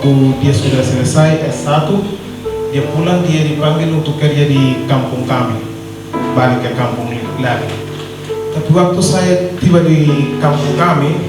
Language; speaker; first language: Indonesian; non-native, learner; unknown